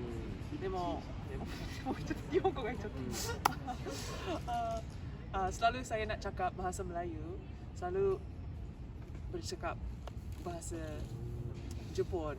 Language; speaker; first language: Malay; early bilingual, heritage; English